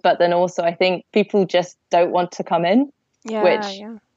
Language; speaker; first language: English; native; English